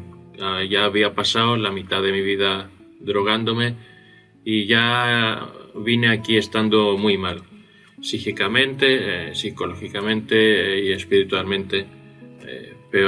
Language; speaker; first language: Spanish; non-native, fluent; Greek